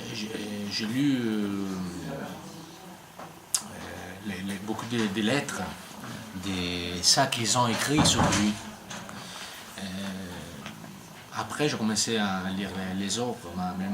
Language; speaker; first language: French; non-native, learner; Italian